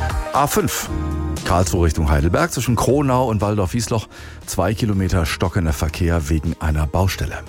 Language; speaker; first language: German; native; German